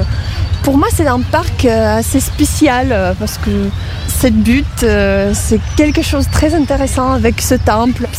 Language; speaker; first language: French; non-native, fluent; Russian